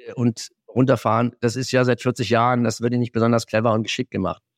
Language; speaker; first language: German; native; German